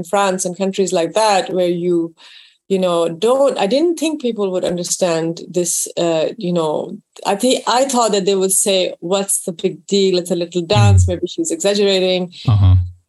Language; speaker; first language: English; non-native, local second language; Urdu